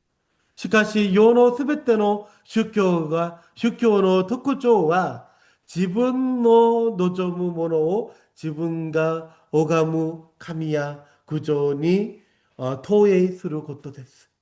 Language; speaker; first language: Japanese; non-native, fluent; Korean